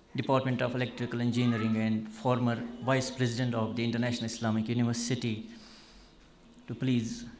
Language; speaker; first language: English; non-native, local second language; Urdu